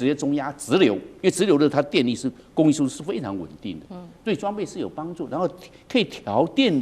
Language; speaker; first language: Chinese; native; Chinese